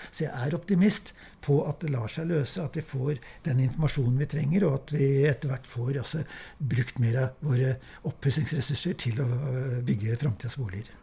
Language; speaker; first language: Norwegian; native; Norwegian